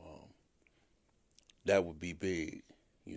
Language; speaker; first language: English; native; English